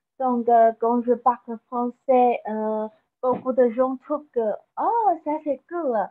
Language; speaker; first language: French; non-native, learner; Chinese